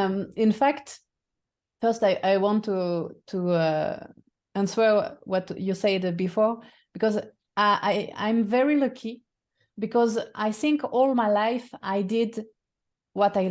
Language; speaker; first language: English; non-native, fluent; French